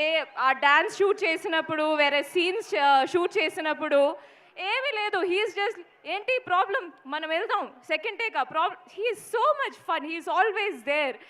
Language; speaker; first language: Telugu; non-native, fluent; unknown